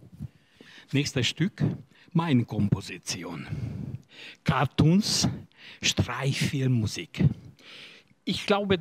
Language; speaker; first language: German; non-native, learner; Hungarian